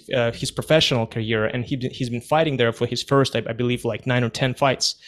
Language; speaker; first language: English; non-native, fluent; Russian